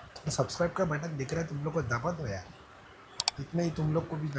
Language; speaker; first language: Hindi; non-native, local second language; Marathi